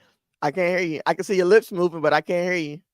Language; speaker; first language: English; native; English